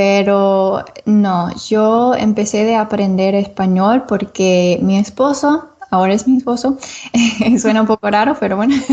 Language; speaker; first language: Spanish; non-native, learner; English